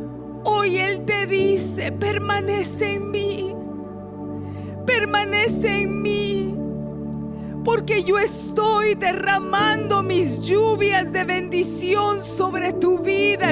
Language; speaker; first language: Spanish; native; Spanish